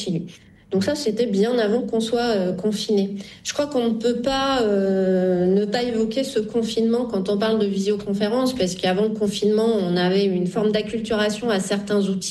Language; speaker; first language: French; native; French